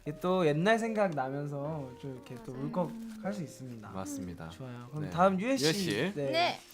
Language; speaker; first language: Korean; native; Korean